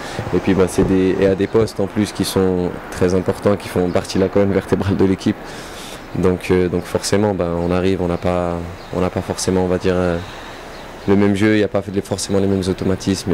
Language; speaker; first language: French; native; French